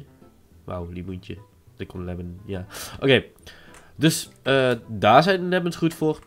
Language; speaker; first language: Dutch; native; Dutch